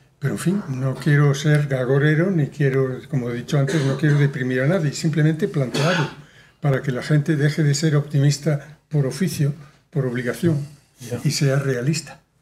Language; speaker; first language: Spanish; native; Spanish